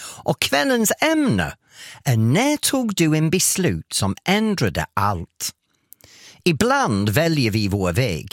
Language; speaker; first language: Swedish; non-native, fluent; English